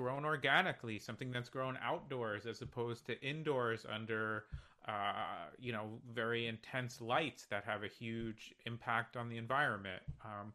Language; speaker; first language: English; native; English